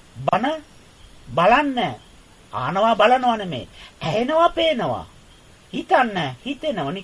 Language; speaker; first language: Sinhala; non-native, fluent; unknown